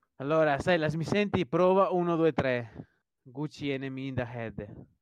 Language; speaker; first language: Italian; early bilingual, other home language; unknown